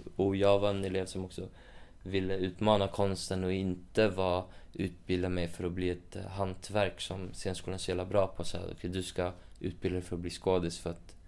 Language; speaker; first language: Swedish; native; Swedish